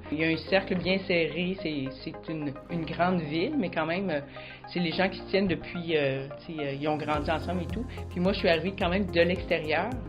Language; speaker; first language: French; native; French